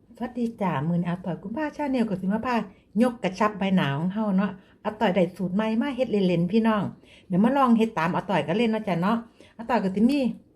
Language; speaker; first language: Thai; native; Thai